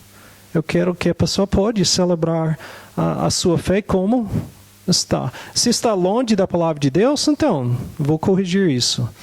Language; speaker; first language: Portuguese; non-native, fluent; English